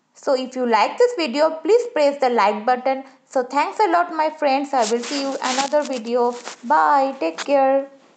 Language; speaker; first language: English; non-native, local second language; Bangla